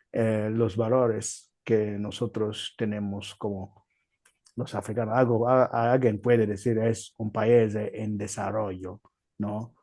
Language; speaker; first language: Spanish; non-native, learner; Igbo